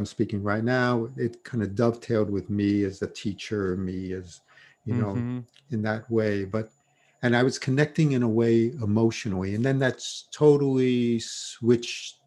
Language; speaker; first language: English; native; English